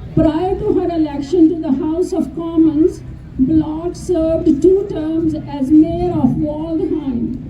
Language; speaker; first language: English; non-native, local second language; Punjabi